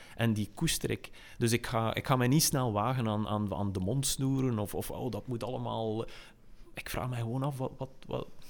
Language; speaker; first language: Dutch; native; Dutch